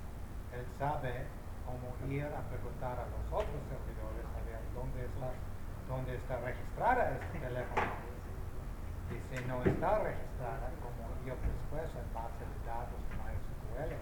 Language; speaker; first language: Spanish; non-native, fluent; English